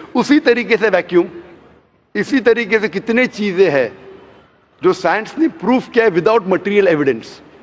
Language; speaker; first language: Hindi; non-native, local second language; Konkani